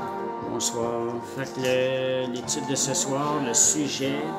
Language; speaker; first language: French; native; French